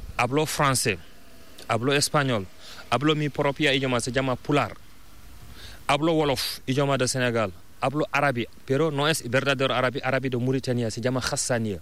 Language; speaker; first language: Spanish; non-native, learner; Fula